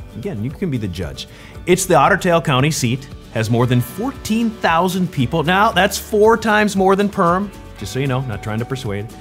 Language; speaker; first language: English; native; English